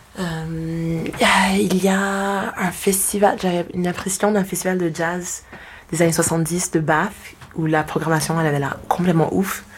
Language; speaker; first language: French; non-native, fluent; English